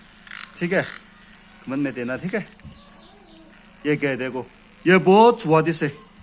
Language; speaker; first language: Hindi; non-native, local second language; Tangkhul Naga (India)